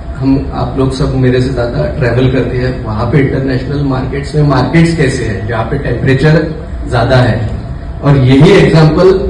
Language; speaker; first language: Hindi; non-native, local second language; Marathi